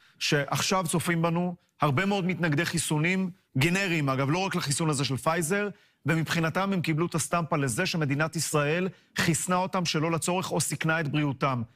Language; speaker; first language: Hebrew; native; Hebrew